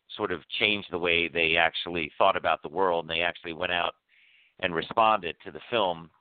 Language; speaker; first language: English; native; English